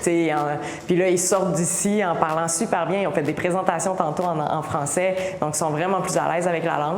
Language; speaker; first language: French; native; French